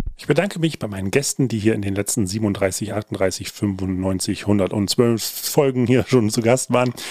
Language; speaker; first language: German; native; German